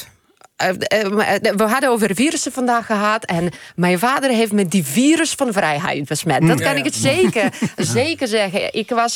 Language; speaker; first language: Dutch; non-native, fluent; Ukrainian